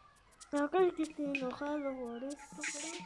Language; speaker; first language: Spanish; early bilingual, heritage; Spanish